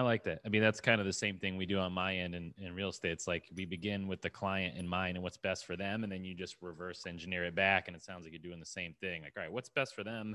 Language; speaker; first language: English; native; English